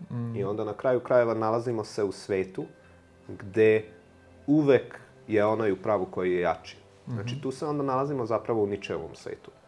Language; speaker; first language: Serbian; non-native, local second language; Hungarian